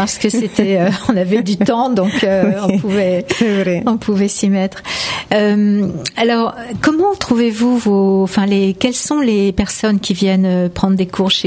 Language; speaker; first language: French; native; French